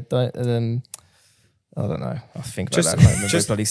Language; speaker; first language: English; native; English